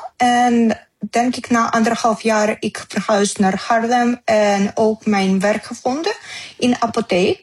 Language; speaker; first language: Dutch; non-native, learner; Ukrainian